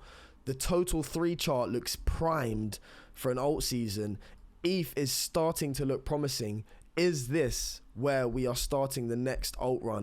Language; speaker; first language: English; native; English